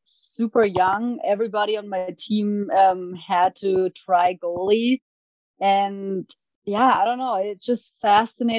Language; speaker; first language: English; non-native, fluent; German